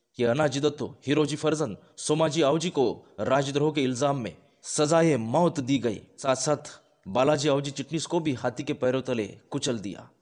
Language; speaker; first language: Hindi; non-native, local second language; Marathi